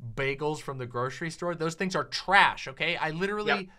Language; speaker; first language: English; native; English